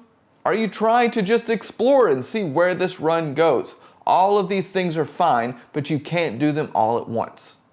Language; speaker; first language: English; native; English